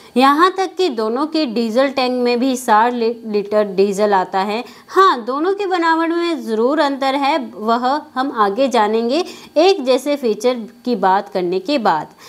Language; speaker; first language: Hindi; native; Hindi